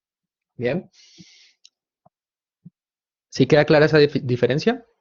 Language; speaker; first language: Spanish; native; Spanish